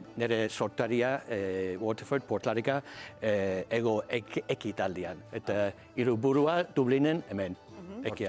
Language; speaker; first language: Basque; non-native, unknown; English